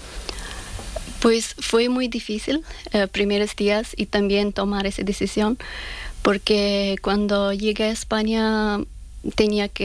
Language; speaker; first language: Spanish; non-native, fluent; Persian